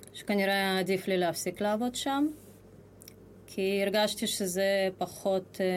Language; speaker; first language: Hebrew; non-native, fluent; Russian